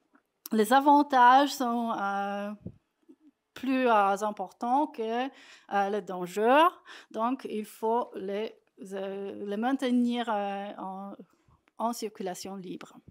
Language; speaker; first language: French; non-native, fluent; Polish